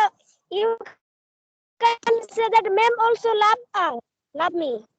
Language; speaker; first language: English; non-native, learner; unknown